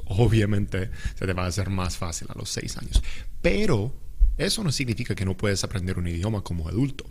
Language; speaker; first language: Spanish; non-native, fluent; English